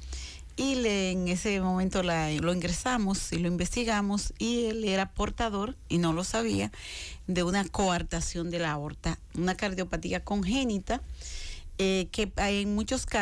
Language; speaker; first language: Spanish; native; Spanish